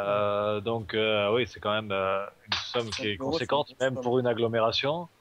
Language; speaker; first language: French; native; French